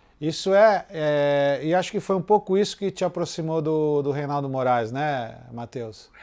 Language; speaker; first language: Portuguese; native; Portuguese